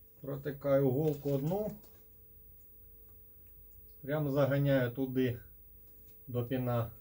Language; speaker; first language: Ukrainian; native; Ukrainian